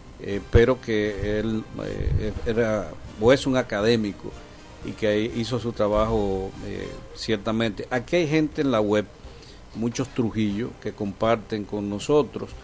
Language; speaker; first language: Spanish; native; Spanish